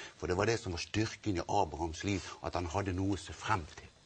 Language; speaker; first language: Norwegian; native; Norwegian